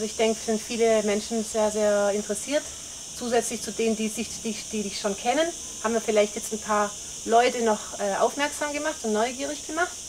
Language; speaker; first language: German; native; German